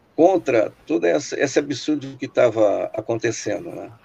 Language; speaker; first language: Portuguese; native; Portuguese